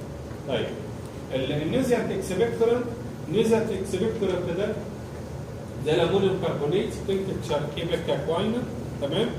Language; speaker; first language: Arabic; native; Arabic